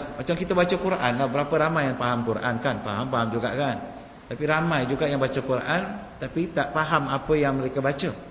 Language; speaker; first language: Malay; non-native, local second language; Tamil